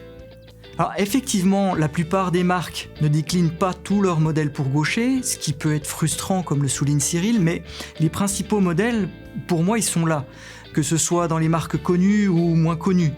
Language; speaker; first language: French; native; French